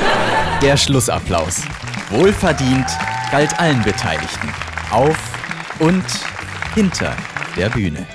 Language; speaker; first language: German; native; German